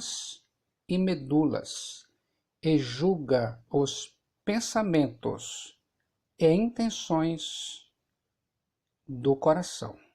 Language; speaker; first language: Portuguese; native; Portuguese